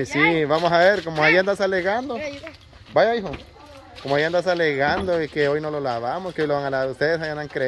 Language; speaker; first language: Spanish; native; Spanish